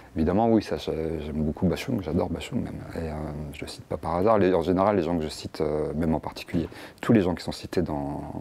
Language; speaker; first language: French; native; French